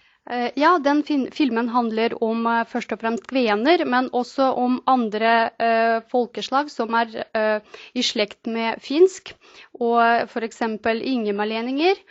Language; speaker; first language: Norwegian; non-native, fluent; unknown